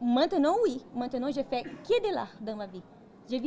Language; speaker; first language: French; non-native, fluent; Portuguese